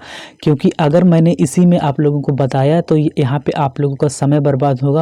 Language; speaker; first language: Hindi; native; Hindi